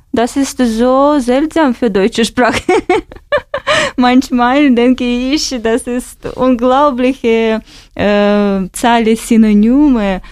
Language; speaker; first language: German; non-native, learner; Russian